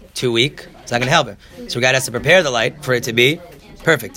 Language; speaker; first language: English; native; English